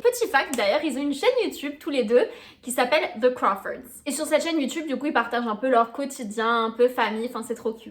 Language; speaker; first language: French; native; French